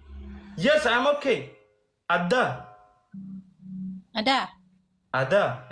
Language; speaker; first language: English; non-native, learner; Oromo